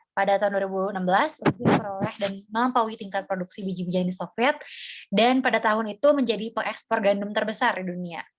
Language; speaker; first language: Indonesian; native; Indonesian